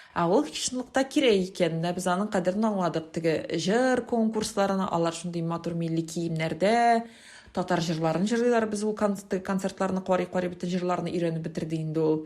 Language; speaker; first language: Tatar; native; Tatar